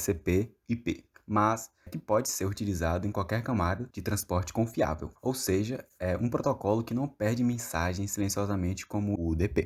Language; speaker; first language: Portuguese; native; Portuguese